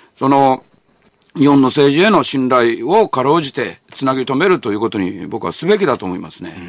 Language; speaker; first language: Japanese; native; Japanese